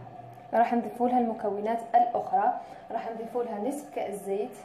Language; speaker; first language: Arabic; native; Arabic